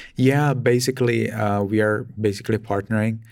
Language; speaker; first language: English; non-native, fluent; Czech